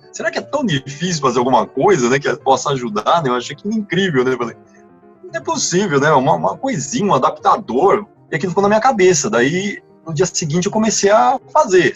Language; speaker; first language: Portuguese; native; Portuguese